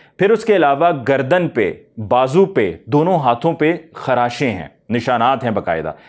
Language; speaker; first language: Urdu; native; Urdu